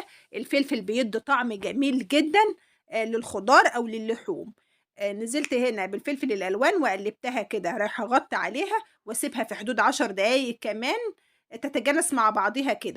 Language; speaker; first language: Arabic; native; Arabic